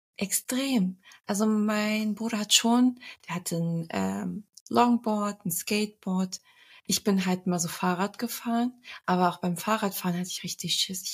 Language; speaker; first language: German; early bilingual, other home language; Turkish